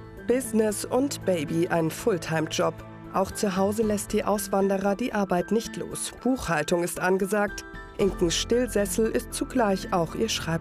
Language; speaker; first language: German; native; German